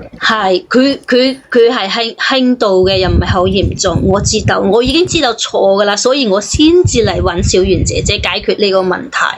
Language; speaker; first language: Cantonese; native; Cantonese